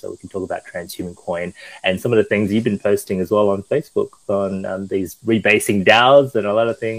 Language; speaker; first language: English; early bilingual, other home language; Chinese